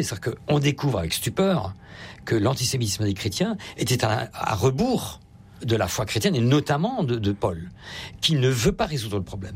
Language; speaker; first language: French; native; French